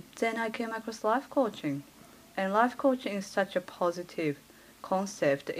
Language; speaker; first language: English; early bilingual, other home language; Japanese